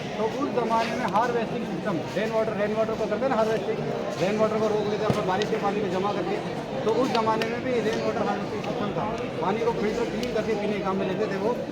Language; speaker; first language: Hindi; native; Hindi